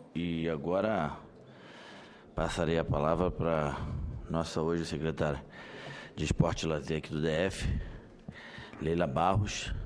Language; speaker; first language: Portuguese; native; Portuguese